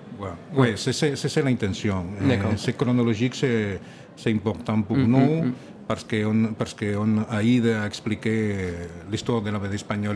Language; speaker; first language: French; non-native, learner; Catalan